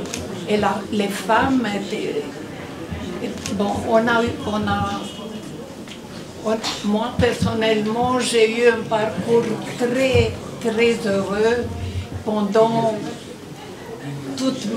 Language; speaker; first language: French; non-native, fluent; Romanian